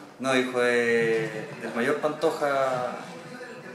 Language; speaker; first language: Spanish; native; Spanish